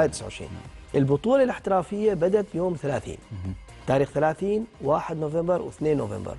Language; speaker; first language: Arabic; native; Arabic